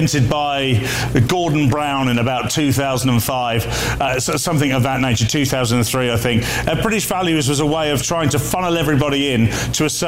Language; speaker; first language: English; native; English